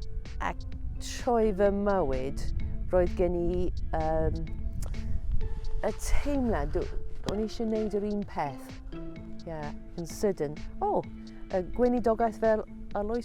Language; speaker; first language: Welsh; non-native, fluent; English